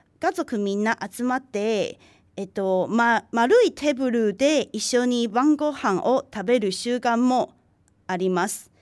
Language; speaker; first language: Japanese; non-native, fluent; Chinese